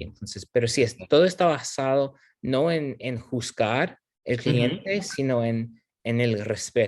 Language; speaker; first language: Spanish; non-native, fluent; English